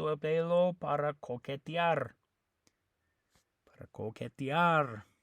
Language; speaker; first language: Spanish; non-native, fluent; English